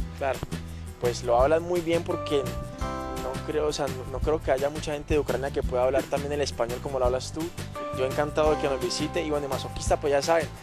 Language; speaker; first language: Spanish; native; Spanish